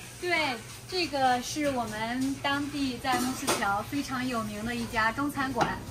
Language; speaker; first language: Chinese; native; Chinese